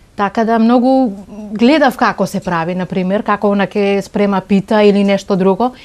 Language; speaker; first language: Macedonian; non-native, local second language; Romany